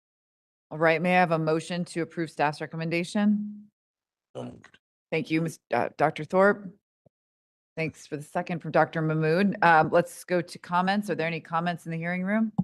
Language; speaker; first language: English; native; English